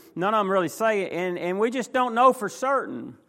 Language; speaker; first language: English; native; English